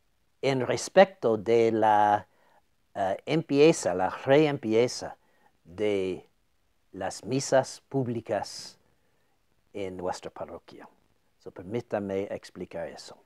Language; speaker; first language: Spanish; non-native, fluent; English